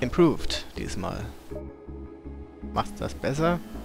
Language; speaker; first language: German; native; German